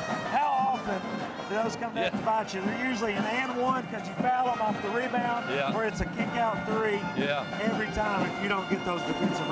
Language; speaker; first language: English; native; English